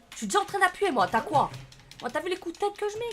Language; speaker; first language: French; native; French